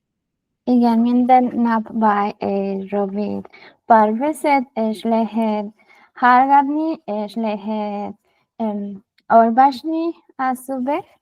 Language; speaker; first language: Hungarian; non-native, learner; Spanish